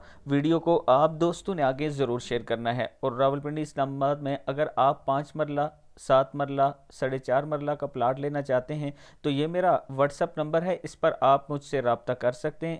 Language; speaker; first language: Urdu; non-native, local second language; Punjabi